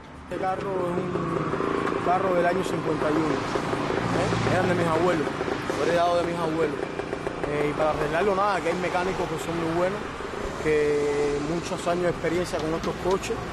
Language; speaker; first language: Spanish; native; Spanish